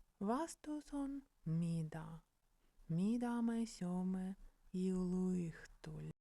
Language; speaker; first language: Estonian; non-native, local second language; Russian